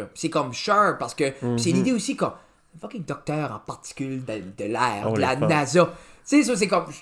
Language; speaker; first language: French; native; French